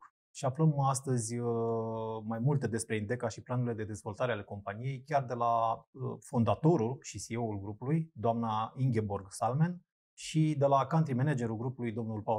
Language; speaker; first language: Romanian; native; Romanian